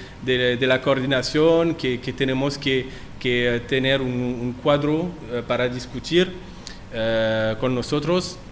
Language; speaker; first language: Spanish; non-native, learner; French